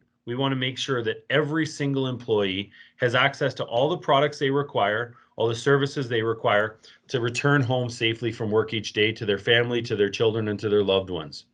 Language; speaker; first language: English; native; English